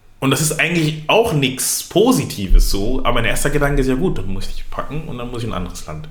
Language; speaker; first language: German; early bilingual, other home language; Lingala